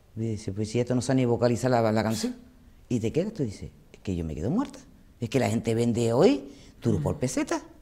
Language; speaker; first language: Spanish; native; Spanish